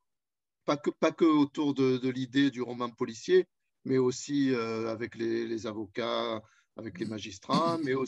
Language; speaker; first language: French; native; French